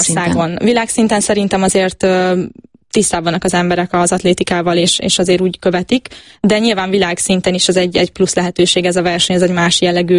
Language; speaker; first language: Hungarian; native; Hungarian